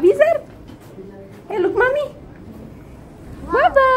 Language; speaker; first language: English; non-native, learner; Indonesian